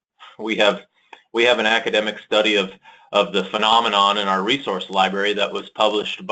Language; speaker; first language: English; native; English